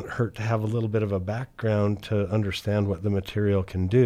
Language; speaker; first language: English; native; English